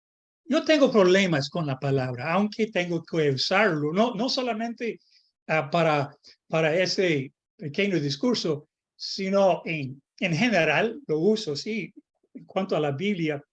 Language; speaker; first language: Spanish; non-native, fluent; English